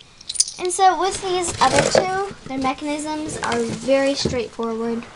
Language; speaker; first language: English; native; English